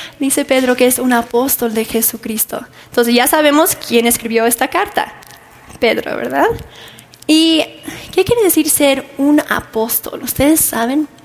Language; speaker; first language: Spanish; non-native, fluent; English